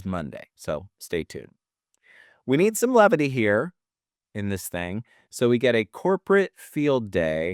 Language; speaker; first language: English; native; English